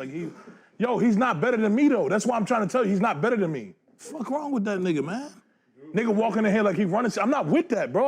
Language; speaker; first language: English; native; English